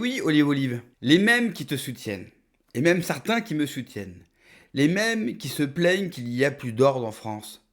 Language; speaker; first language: French; native; French